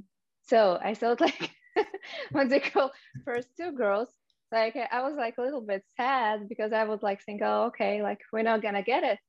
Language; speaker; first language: English; non-native, fluent; Russian